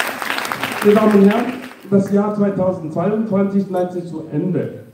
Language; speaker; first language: German; non-native, fluent; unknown